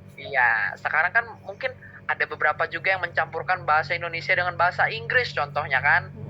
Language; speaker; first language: Indonesian; non-native, local second language; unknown